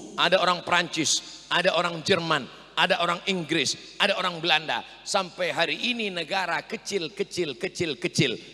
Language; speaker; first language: Indonesian; native; Indonesian